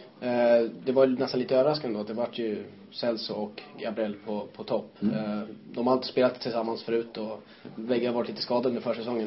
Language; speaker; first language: Swedish; native; Swedish